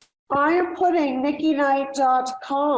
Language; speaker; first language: English; native; English